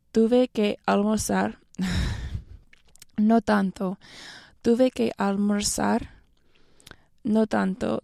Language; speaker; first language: Spanish; non-native, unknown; English